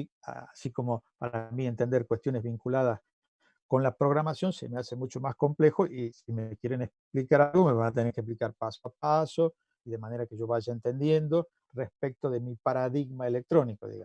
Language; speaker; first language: Spanish; native; Spanish